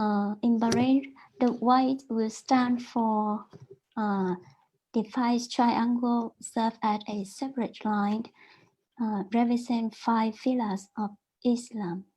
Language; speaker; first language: English; non-native, learner; Vietnamese